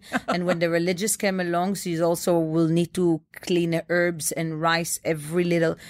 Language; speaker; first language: English; non-native, fluent; Hebrew